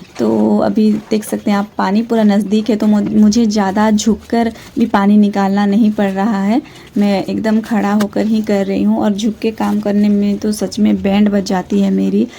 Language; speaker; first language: Hindi; non-native, local second language; Odia